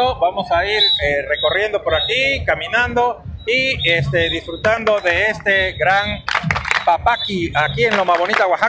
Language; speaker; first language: Spanish; native; Spanish